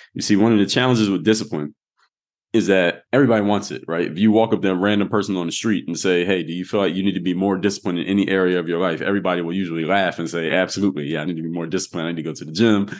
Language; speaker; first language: English; native; English